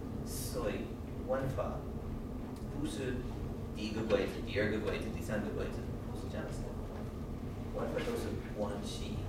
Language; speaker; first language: Chinese; non-native, learner; English